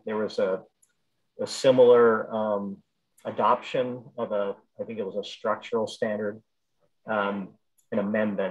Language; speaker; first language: English; native; English